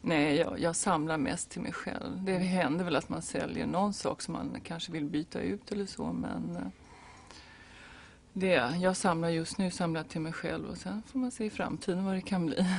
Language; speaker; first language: Swedish; native; Swedish